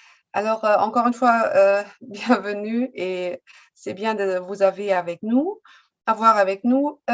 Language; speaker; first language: French; non-native, fluent; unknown